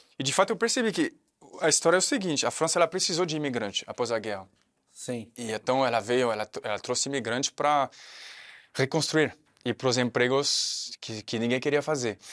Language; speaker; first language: Portuguese; non-native, fluent; French